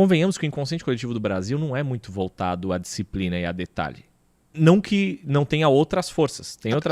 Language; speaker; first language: Portuguese; native; Portuguese